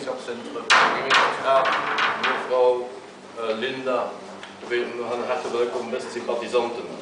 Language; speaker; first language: Dutch; native; Dutch